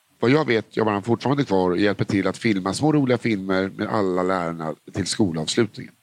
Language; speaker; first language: Swedish; native; Swedish